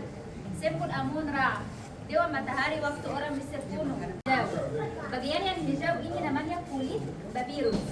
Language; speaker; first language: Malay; non-native, fluent; Arabic